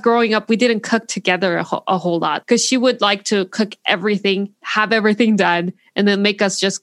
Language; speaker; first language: English; non-native, fluent; Korean